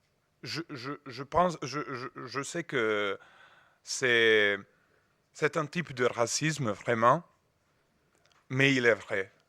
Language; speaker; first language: French; non-native, fluent; Serbian